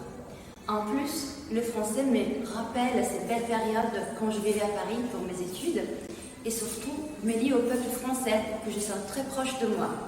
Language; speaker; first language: French; non-native, fluent; Italian